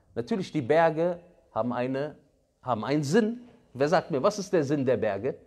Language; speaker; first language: German; early bilingual, other home language; Arabic